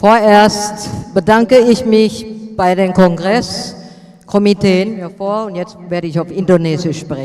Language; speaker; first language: German; non-native, fluent; Indonesian